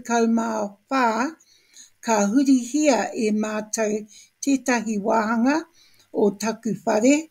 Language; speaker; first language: Māori; non-native, local second language; English